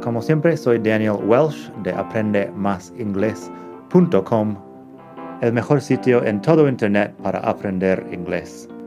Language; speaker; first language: Spanish; non-native, fluent; English